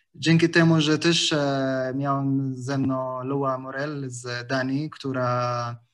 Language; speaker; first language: Polish; non-native, learner; Arabic